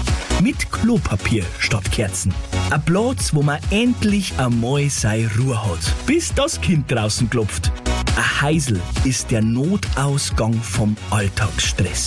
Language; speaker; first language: German; native; German